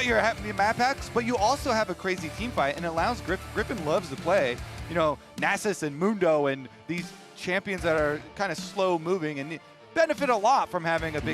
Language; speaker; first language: English; native; English